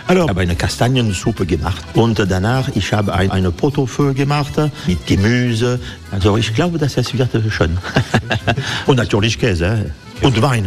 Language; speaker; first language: German; non-native, learner; French